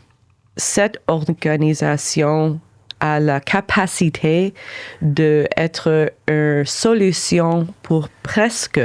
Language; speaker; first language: French; non-native, local second language; English